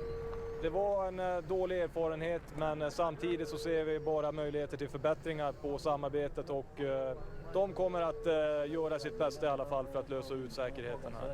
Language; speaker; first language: Swedish; native; Swedish